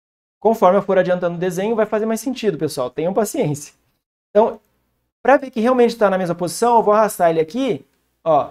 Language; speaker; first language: Portuguese; native; Portuguese